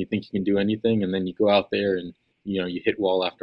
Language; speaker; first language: English; native; English